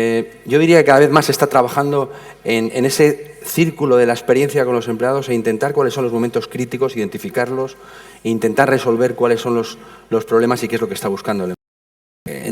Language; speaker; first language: Spanish; native; Spanish